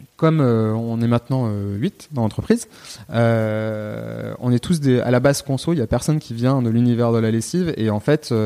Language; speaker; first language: French; native; French